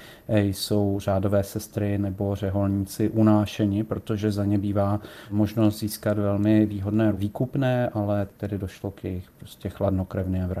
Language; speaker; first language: Czech; native; Czech